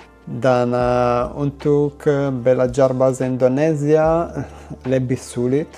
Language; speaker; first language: Indonesian; non-native, learner; Italian